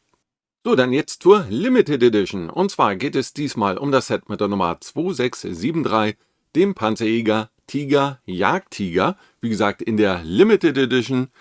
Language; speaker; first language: German; native; German